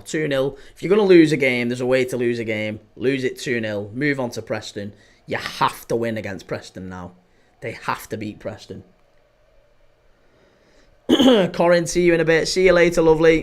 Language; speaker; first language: English; native; English